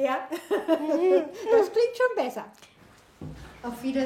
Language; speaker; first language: German; native; German